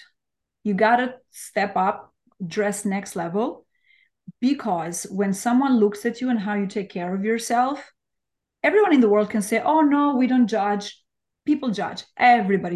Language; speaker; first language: English; non-native, fluent; Albanian